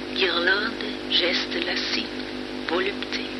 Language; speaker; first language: French; non-native, fluent; German